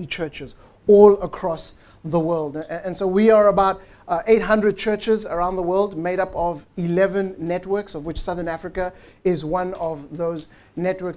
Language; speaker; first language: English; non-native, local second language; Tswana